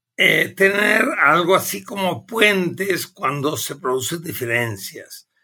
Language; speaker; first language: Spanish; native; Spanish